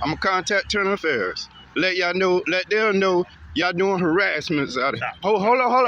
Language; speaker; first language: English; native; English